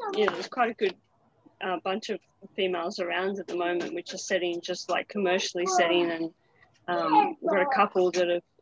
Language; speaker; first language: English; native; English